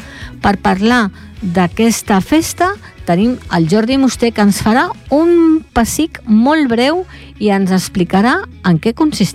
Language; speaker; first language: Catalan; native; Catalan